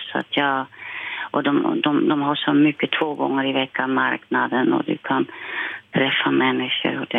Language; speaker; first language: Swedish; non-native, fluent; Dutch